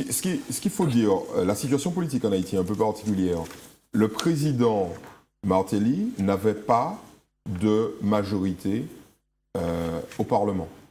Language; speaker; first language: French; native; French